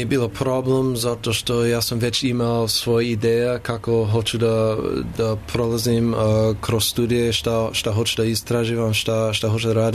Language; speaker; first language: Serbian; non-native, learner; English